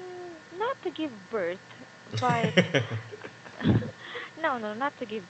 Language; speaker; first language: English; non-native, fluent; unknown